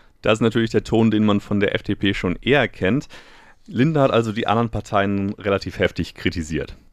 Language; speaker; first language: German; native; German